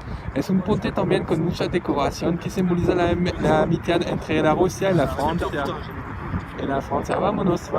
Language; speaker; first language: Spanish; non-native, learner; French